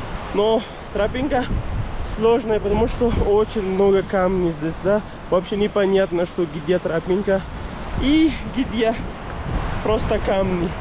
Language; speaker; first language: Russian; non-native, learner; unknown